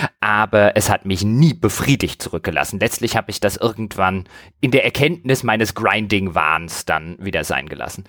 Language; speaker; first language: German; native; German